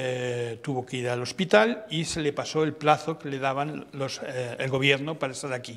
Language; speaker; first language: Spanish; native; Spanish